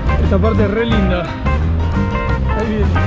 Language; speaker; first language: Spanish; native; Spanish